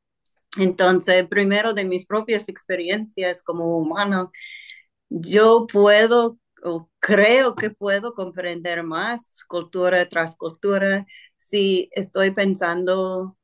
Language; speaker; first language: Spanish; non-native, fluent; English